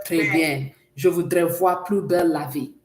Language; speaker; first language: French; non-native, fluent; English